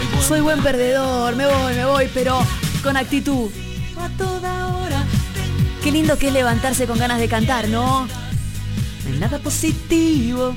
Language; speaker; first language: Spanish; native; Spanish